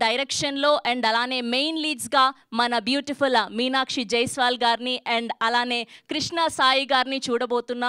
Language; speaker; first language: Telugu; native; Telugu